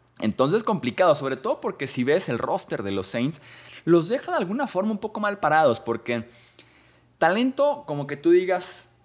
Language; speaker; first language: Spanish; native; Spanish